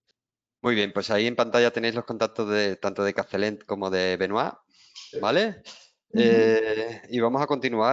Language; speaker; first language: Spanish; native; Spanish